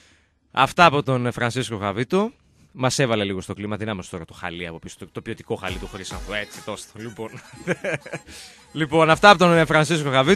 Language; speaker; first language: Greek; native; Greek